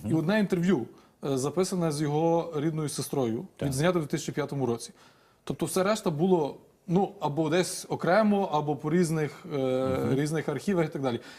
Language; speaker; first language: Ukrainian; native; Ukrainian